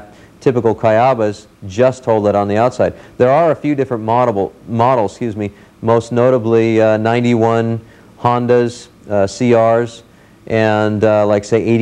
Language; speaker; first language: English; native; English